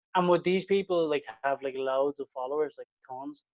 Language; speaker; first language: English; native; English